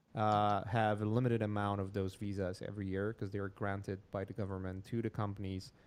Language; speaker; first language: English; non-native, fluent; Polish